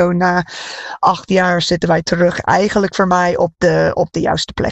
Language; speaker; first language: Dutch; non-native, fluent; English